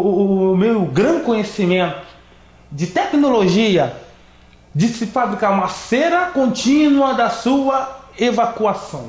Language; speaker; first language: Portuguese; native; Portuguese